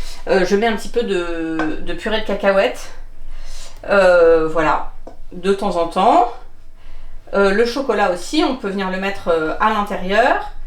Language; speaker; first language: French; native; French